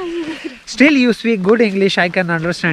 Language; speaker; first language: English; non-native, local second language; Hindi